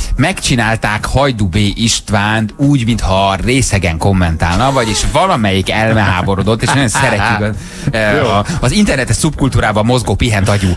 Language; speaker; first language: Hungarian; native; Hungarian